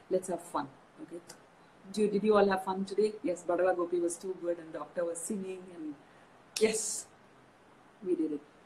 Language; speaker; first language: English; non-native, local second language; Tamil